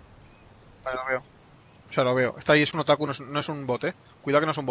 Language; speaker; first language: Spanish; native; Spanish